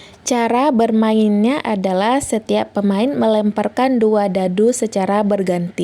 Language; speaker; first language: Indonesian; native; Indonesian